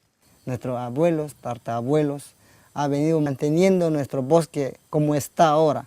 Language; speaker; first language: Spanish; non-native, local second language; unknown